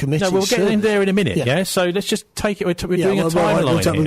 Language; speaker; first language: English; native; English